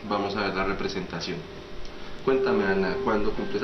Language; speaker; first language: Spanish; native; Spanish